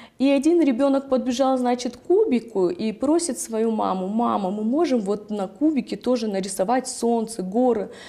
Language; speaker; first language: Russian; non-native, local second language; Ossetic